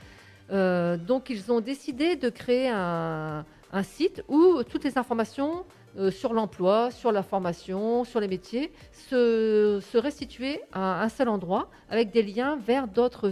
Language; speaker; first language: French; native; French